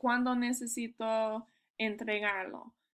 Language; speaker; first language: Spanish; non-native, learner; English